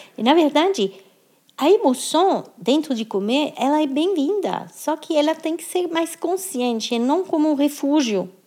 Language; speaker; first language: Portuguese; non-native, fluent; French